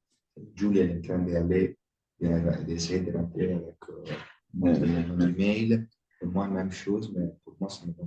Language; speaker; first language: French; non-native, fluent; Italian